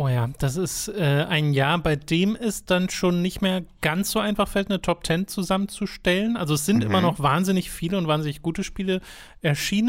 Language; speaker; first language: German; native; German